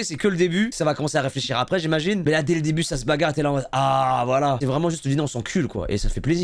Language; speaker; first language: French; native; French